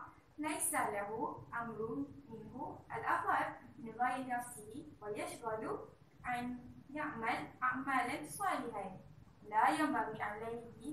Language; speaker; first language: Arabic; non-native, learner; Malay